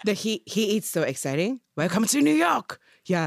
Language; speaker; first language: English; non-native, learner; Japanese